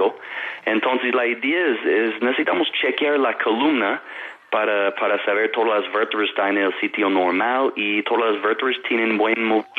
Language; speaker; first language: Spanish; non-native, fluent; English